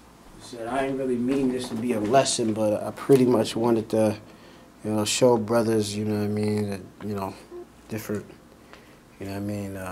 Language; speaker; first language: English; native; English